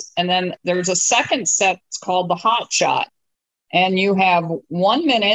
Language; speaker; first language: English; native; English